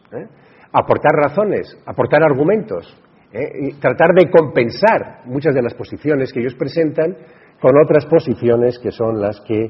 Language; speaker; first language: Spanish; native; Spanish